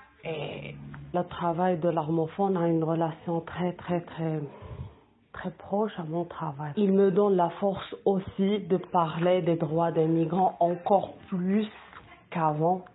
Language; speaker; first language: French; non-native, local second language; Arabic